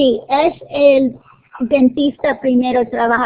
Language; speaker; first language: Spanish; non-native, fluent; English